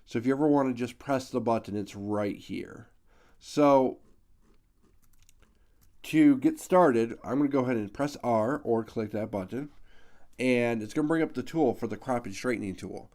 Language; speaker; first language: English; native; English